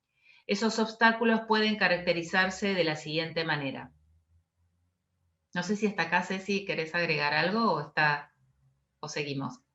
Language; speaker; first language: Spanish; native; Spanish